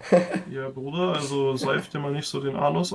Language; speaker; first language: German; native; German